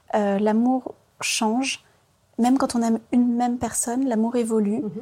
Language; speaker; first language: French; early bilingual, other home language; Vietnamese